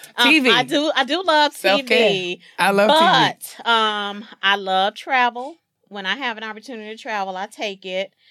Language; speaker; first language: English; native; English